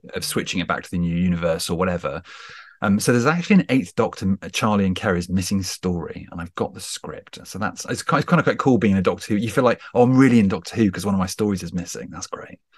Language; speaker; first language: English; native; English